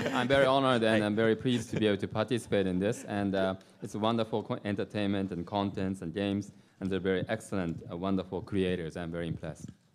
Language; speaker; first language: English; non-native, fluent; Japanese